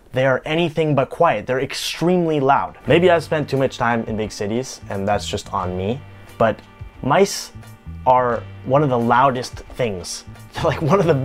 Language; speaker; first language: English; native; English